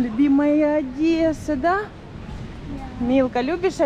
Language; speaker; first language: Russian; native; Russian